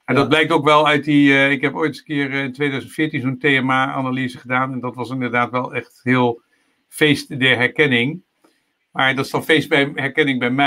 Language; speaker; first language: Dutch; native; Dutch